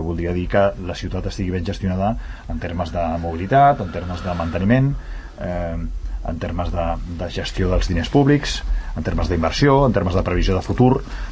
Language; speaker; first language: Catalan; native; Catalan